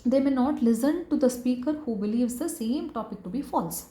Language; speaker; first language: English; non-native, local second language; Kannada